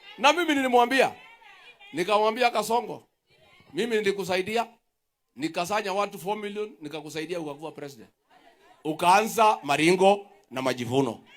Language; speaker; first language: Swahili; non-native, local second language; Kikuyu